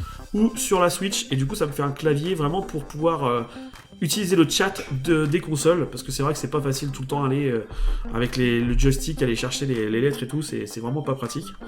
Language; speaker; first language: French; native; French